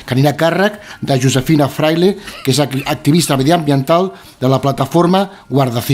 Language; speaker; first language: Catalan; native; Catalan